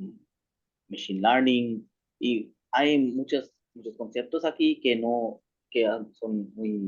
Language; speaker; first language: Spanish; non-native, learner; Bangla